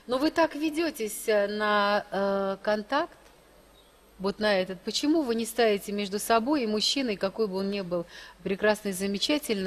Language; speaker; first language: Russian; native; Russian